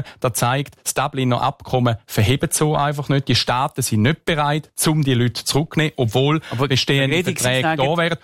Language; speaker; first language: German; native; German